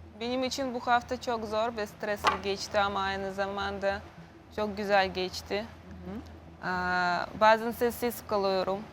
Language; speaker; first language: Turkish; non-native, learner; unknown